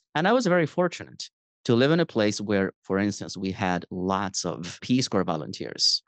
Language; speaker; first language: English; non-native, fluent; Spanish